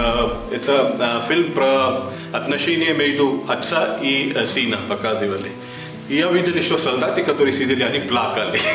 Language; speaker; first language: Russian; non-native, fluent; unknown